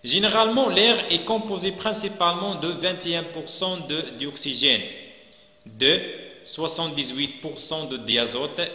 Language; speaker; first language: French; non-native, local second language; Arabic